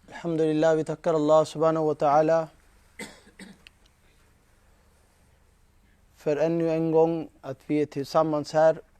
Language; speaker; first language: Swedish; non-native, fluent; Urdu